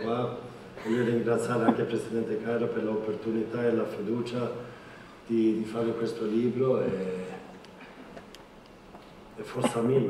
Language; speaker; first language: Italian; non-native, fluent; Swedish